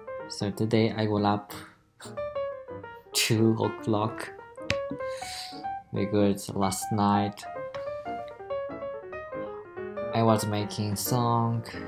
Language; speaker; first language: English; non-native, learner; Japanese